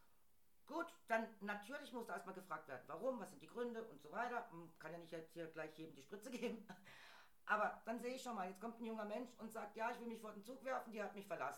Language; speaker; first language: German; native; German